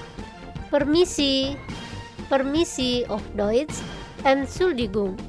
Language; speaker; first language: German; non-native, fluent; Indonesian